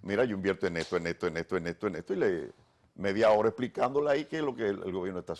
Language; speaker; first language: Spanish; native; Spanish